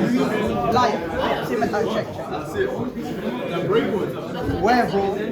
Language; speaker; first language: French; non-native, local second language; English